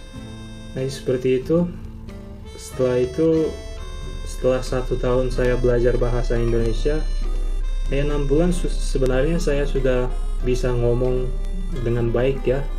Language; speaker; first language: Indonesian; non-native, fluent; Turkmen